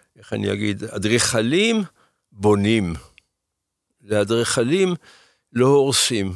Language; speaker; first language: Hebrew; early bilingual, other home language; German